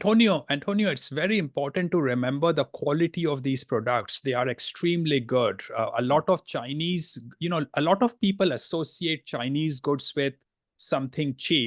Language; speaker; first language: English; non-native, fluent; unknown